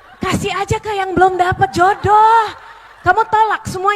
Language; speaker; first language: Indonesian; native; Indonesian